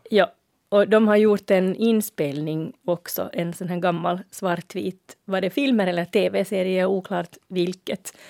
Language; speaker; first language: Swedish; native; Swedish